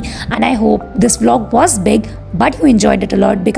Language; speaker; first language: English; non-native, local second language; Hindi